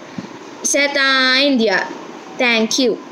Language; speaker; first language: French; non-native, learner; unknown